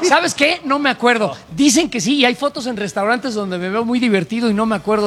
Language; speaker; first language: Spanish; native; Spanish